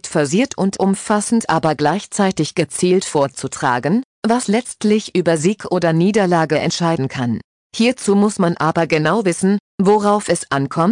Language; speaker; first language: German; native; German